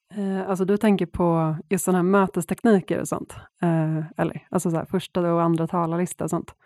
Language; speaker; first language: Swedish; native; Swedish